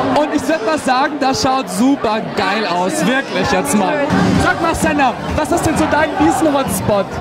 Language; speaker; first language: German; native; German